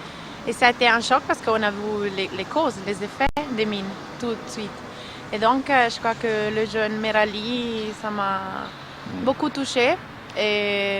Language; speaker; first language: French; non-native, local second language; Italian